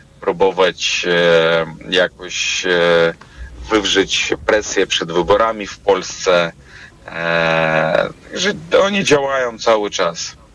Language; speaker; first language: Polish; non-native, fluent; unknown